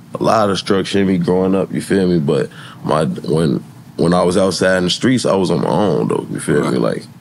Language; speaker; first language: English; native; English